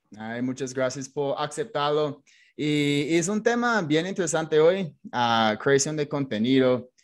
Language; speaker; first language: Spanish; non-native, fluent; English